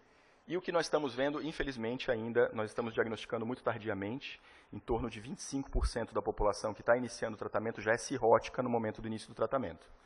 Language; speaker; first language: Portuguese; native; Portuguese